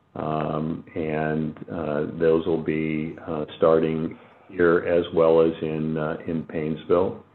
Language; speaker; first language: English; native; English